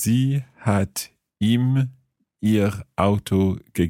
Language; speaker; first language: German; non-native, fluent; English